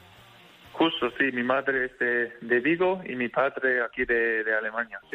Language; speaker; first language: Spanish; early bilingual, heritage; German